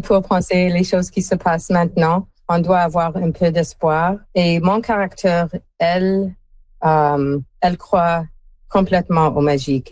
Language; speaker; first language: French; non-native, fluent; English